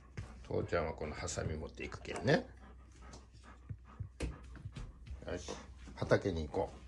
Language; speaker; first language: Japanese; native; Japanese